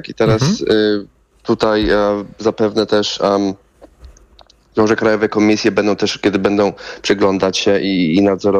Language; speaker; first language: Polish; native; Polish